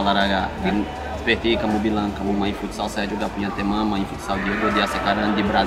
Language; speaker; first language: Indonesian; non-native, fluent; Portuguese